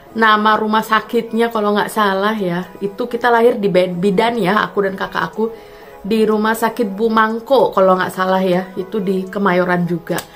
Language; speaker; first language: Indonesian; native; Indonesian